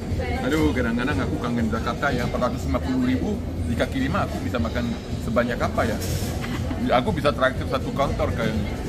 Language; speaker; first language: Indonesian; non-native, fluent; French